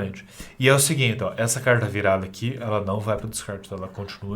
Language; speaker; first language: Portuguese; native; Portuguese